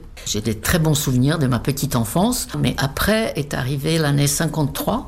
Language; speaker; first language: French; non-native, fluent; Czech